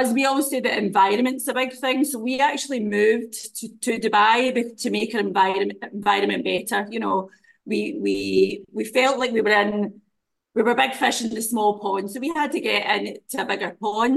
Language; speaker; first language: English; native; English